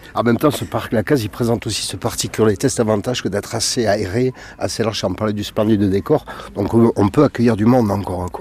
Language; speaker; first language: French; native; French